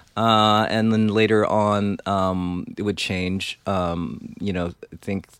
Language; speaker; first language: English; non-native, fluent; Chinese